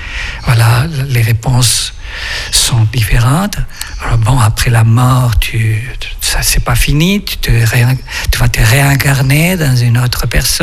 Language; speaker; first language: French; non-native, fluent; Spanish